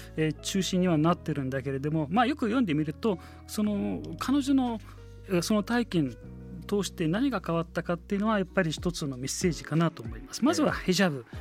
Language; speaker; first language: Japanese; non-native, fluent; Arabic